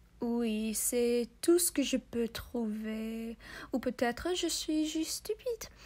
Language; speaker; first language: French; non-native, learner; English